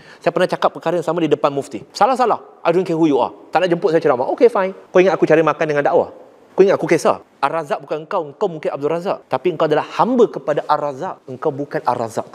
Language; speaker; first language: Malay; non-native, local second language; Chinese